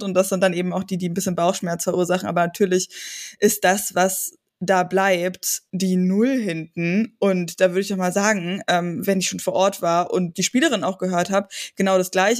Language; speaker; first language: German; native; German